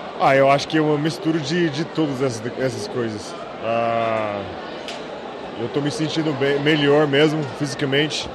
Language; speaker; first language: Portuguese; non-native, fluent; English